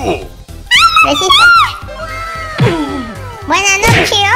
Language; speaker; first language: Spanish; native; Spanish